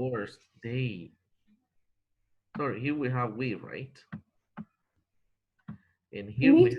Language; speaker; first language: English; non-native, fluent; Spanish